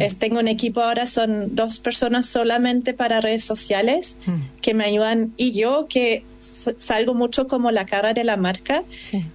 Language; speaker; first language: Spanish; non-native, fluent; German